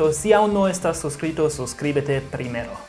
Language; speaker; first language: Spanish; non-native, fluent; German